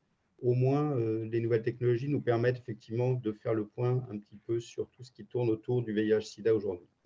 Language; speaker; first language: French; native; French